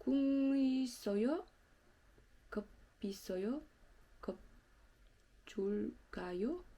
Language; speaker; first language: Korean; non-native, learner; French